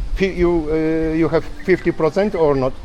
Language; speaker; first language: English; non-native, learner; Polish